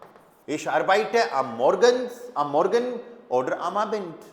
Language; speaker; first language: German; non-native, fluent; Hindi